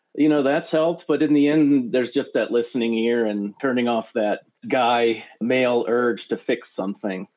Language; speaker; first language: English; native; English